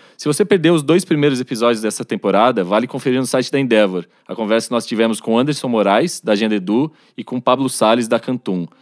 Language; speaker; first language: Portuguese; native; Portuguese